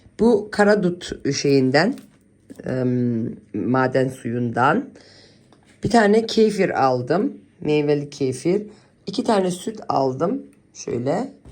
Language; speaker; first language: Turkish; early bilingual, heritage; Turkish